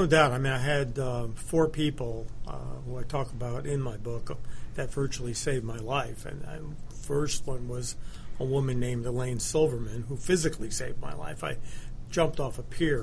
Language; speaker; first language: English; native; English